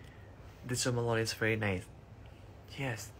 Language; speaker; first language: English; non-native, learner; Thai